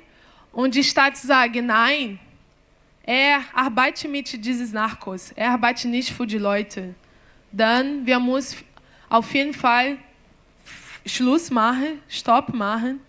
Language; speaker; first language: German; non-native, learner; Portuguese